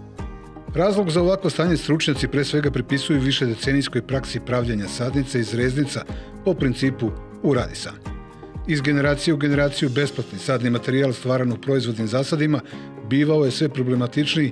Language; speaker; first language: Serbian; native; Serbian